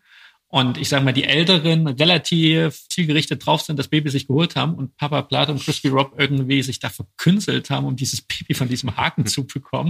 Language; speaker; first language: German; native; German